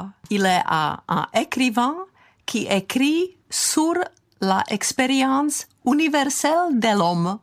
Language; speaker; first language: French; non-native, fluent; Czech